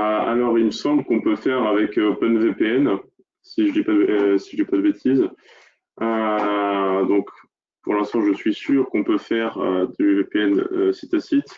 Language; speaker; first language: French; native; French